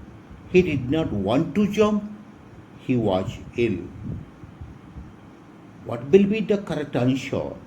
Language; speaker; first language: English; non-native, local second language; Odia